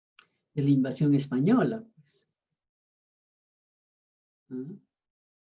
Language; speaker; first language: Spanish; native; Spanish